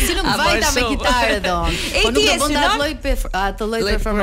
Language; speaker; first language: Albanian; native; Albanian